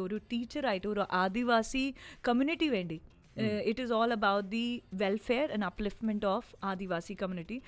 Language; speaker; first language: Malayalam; non-native, local second language; Hindi